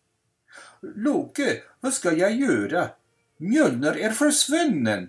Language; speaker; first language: Swedish; non-native, fluent; English